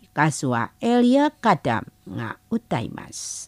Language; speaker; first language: Japanese; non-native, fluent; Indonesian